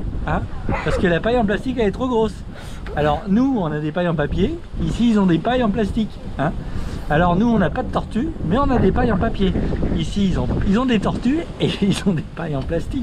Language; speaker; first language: French; native; French